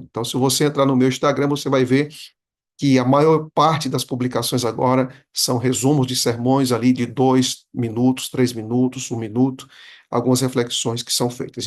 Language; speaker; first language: Portuguese; native; Portuguese